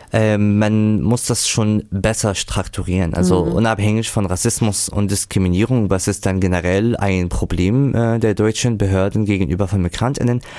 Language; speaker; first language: German; non-native, fluent; Arabic